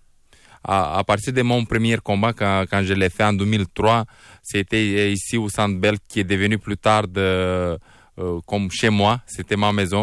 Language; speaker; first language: French; non-native, fluent; Romanian